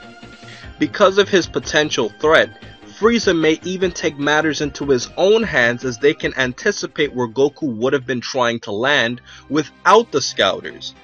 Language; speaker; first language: English; native; English